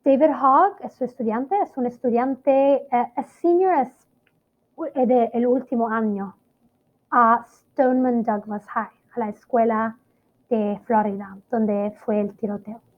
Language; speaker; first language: Spanish; non-native, fluent; Italian